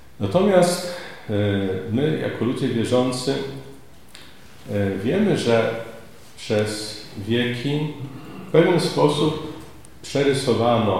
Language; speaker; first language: Polish; native; Polish